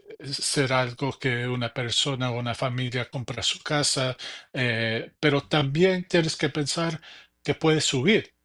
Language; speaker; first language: Spanish; early bilingual, heritage; English